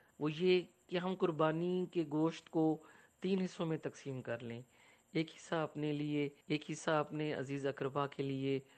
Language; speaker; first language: Urdu; non-native, local second language; Punjabi